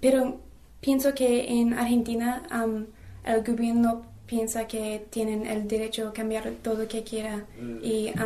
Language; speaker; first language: Spanish; non-native, learner; English